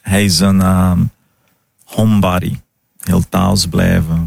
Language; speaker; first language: Dutch; non-native, fluent; Italian